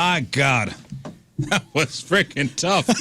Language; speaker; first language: English; native; English